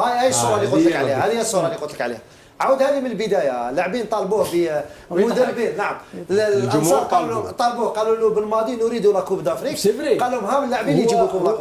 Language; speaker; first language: Arabic; native; Arabic